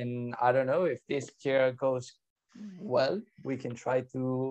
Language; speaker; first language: English; non-native, fluent; Spanish